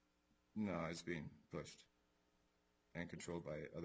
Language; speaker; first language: English; native; English